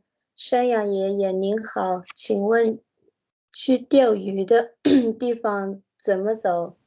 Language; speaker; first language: Chinese; non-native, learner; Tibetan